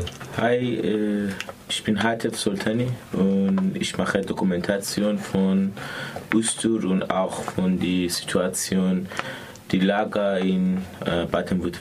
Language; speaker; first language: German; non-native, learner; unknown